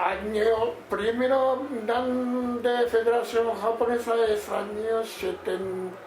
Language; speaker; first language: Spanish; non-native, learner; Japanese